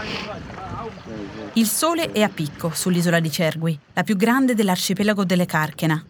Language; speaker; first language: Italian; native; Italian